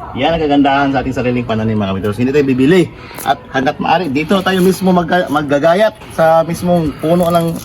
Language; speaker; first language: Filipino; non-native, local second language; Cebuano